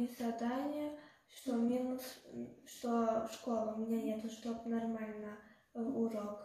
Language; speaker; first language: Russian; early bilingual, heritage; Russian